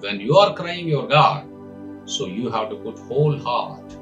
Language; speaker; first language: English; non-native, local second language; Telugu